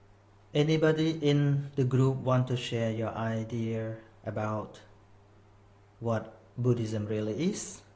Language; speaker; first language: English; non-native, fluent; Khmer